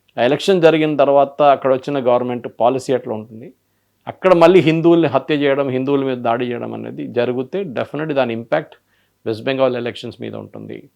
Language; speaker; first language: Telugu; non-native, local second language; Malayalam